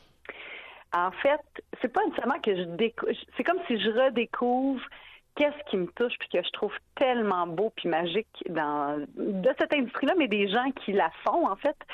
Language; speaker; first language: French; native; French